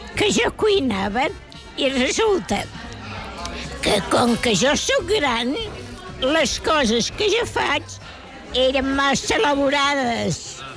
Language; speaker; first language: Catalan; native; Catalan